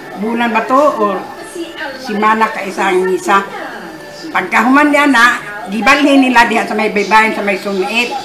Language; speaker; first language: Cebuano; native; Cebuano